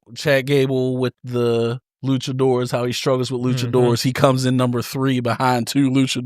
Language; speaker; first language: English; native; English